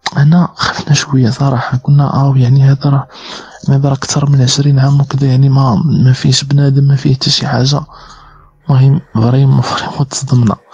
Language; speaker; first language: Arabic; native; Arabic